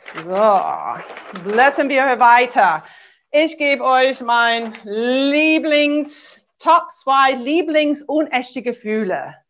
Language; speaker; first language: German; non-native, fluent; English